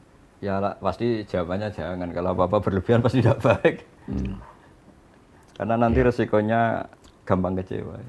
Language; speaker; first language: Indonesian; native; Indonesian